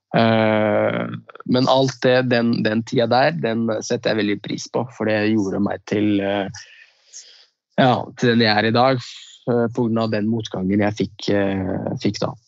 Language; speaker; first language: Norwegian; early bilingual, other home language; Riffian